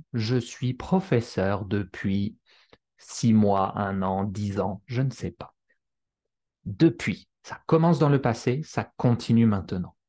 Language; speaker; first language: French; native; French